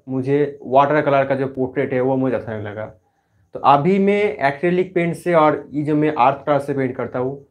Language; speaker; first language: Hindi; non-native, local second language; Bangla